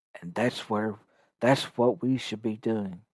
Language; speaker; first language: English; native; English